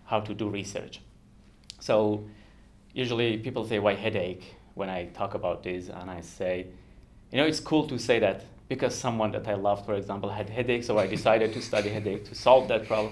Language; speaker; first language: English; non-native, fluent; Kurdish